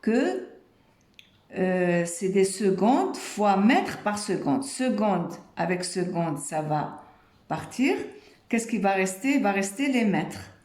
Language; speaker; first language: French; non-native, local second language; Arabic